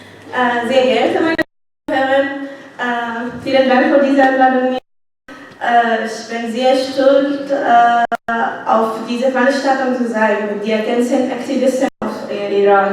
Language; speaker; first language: German; non-native, learner; Arabic